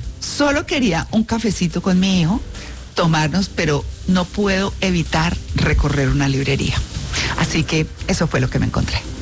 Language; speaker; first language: Spanish; native; Spanish